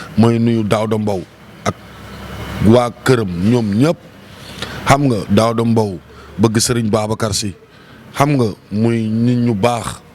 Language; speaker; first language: Wolof; native; Wolof